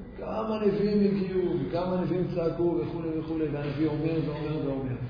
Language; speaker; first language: Hebrew; native; Hebrew